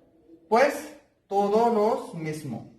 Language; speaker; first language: Spanish; non-native, fluent; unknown